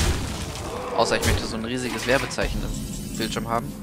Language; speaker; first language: German; native; German